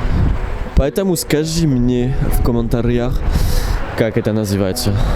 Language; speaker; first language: Russian; non-native, fluent; French